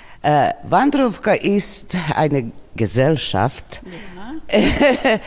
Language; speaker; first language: German; non-native, fluent; Serbian